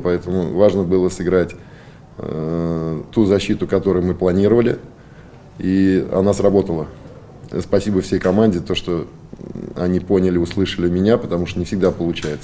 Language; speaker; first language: Russian; native; Russian